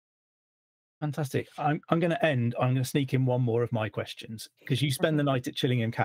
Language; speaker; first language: English; native; English